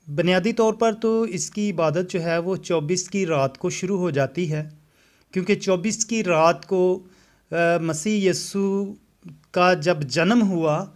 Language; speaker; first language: Urdu; non-native, local second language; Punjabi